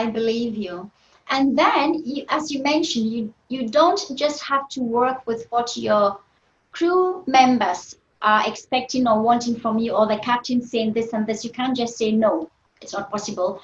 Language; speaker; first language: English; non-native, fluent; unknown